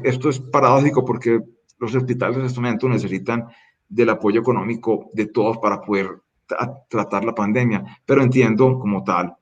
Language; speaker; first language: Spanish; native; Spanish